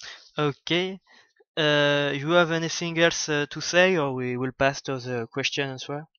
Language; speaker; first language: English; non-native, learner; French